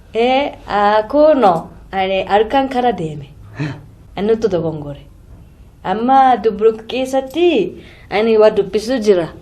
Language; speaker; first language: Oromo; non-native, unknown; Japanese